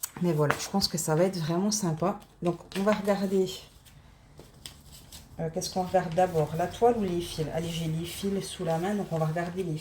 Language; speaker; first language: French; native; French